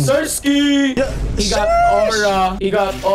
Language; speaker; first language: English; non-native, local second language; Filipino